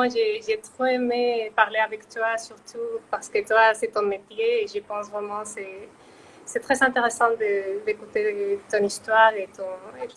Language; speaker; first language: French; non-native, fluent; Spanish